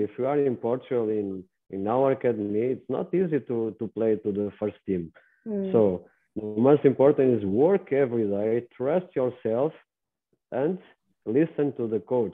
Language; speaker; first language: English; non-native, learner; Portuguese